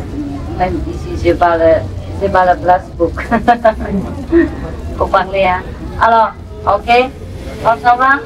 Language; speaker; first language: French; non-native, learner; Vietnamese